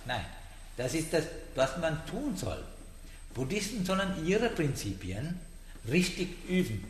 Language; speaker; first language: German; non-native, learner; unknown